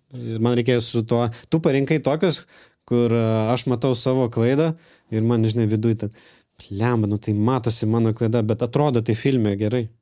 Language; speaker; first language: Lithuanian; non-native, local second language; Russian